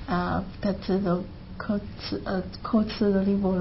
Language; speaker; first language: Japanese; non-native, learner; Chinese